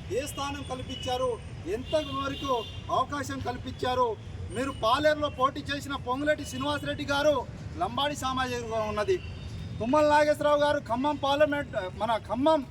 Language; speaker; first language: Telugu; non-native, local second language; Lambadi